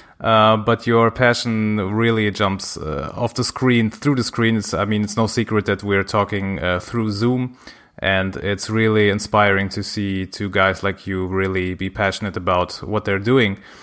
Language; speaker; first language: English; non-native, fluent; German